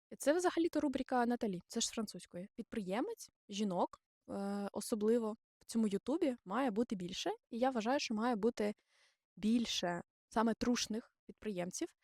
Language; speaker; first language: Ukrainian; non-native, local second language; Russian